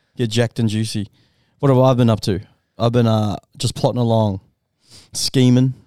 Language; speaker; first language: English; early bilingual, other home language; Filipino